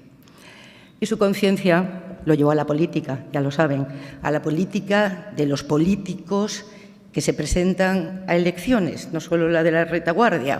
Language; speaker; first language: Spanish; native; Spanish